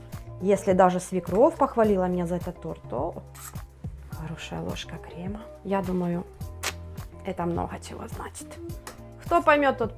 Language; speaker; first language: Russian; native; Russian